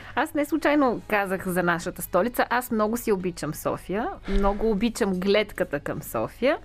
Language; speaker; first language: Bulgarian; native; Bulgarian